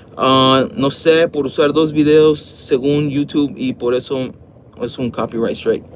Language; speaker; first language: Spanish; non-native, learner; English